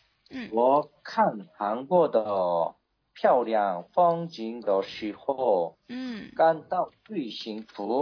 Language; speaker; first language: Chinese; non-native, learner; Korean